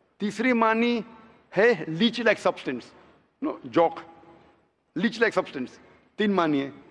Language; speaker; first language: Hindi; non-native, local second language; Konkani